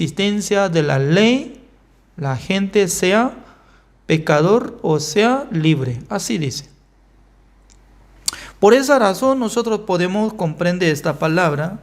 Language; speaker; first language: Spanish; non-native, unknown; Korean